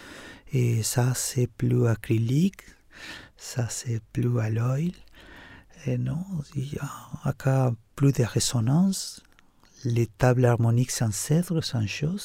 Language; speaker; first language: French; non-native, learner; Spanish